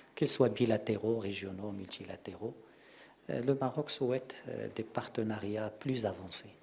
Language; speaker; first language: French; non-native, local second language; Arabic